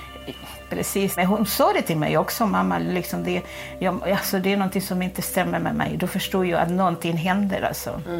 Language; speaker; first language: Swedish; non-native, fluent; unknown